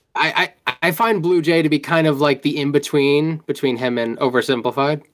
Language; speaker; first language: English; native; English